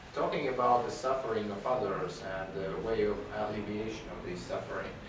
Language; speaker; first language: English; non-native, fluent; Latvian